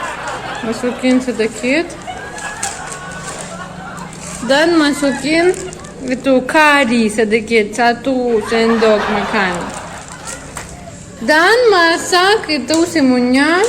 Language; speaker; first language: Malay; non-native, learner; Russian